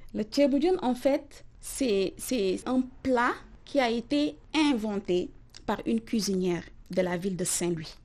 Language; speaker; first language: French; non-native, local second language; Wolof